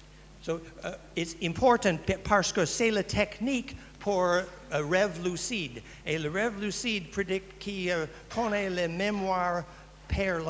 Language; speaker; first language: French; non-native, learner; English